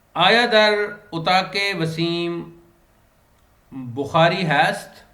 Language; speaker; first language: Persian; non-native, fluent; Urdu